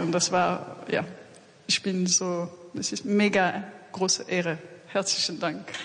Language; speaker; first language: German; non-native, learner; French